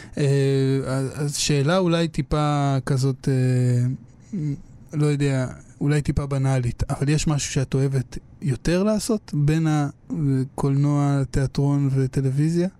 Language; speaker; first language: Hebrew; native; Hebrew